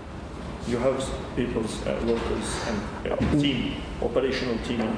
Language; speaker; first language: English; non-native, learner; Turkish